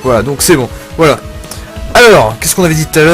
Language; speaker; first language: French; native; French